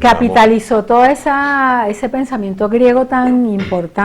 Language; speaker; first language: Spanish; native; Spanish